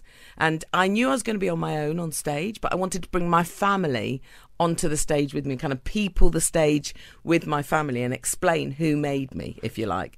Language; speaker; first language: English; native; English